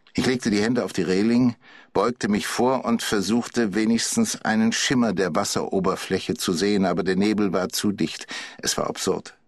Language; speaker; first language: German; native; German